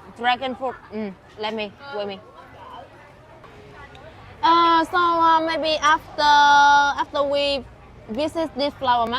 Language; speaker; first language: English; non-native, learner; Vietnamese